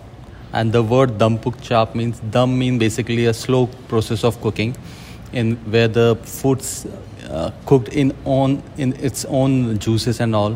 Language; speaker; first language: English; non-native, local second language; Hindi